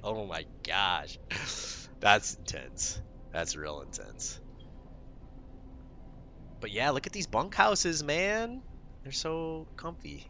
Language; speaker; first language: English; native; English